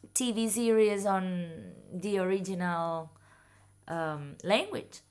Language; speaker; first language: English; non-native, fluent; Spanish